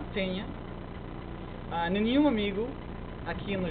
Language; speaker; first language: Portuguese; non-native, learner; English